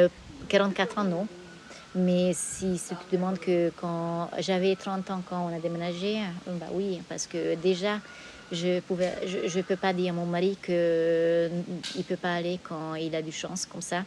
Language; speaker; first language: French; non-native, fluent; Hungarian